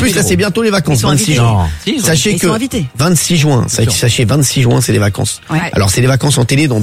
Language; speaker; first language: French; native; French